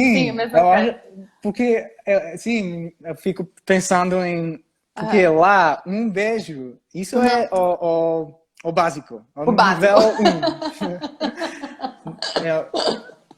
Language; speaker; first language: Portuguese; non-native, fluent; English